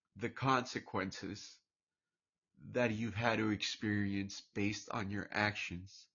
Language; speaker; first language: English; early bilingual, other home language; Spanish